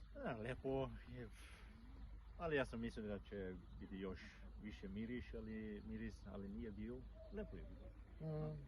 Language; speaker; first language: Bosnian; non-native, learner; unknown